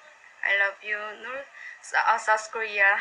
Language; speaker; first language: English; non-native, learner; Korean